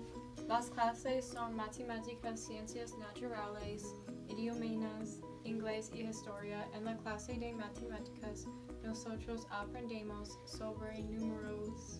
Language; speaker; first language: Spanish; non-native, learner; English